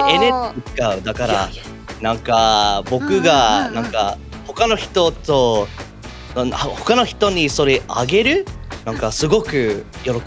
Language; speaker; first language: Japanese; non-native, learner; English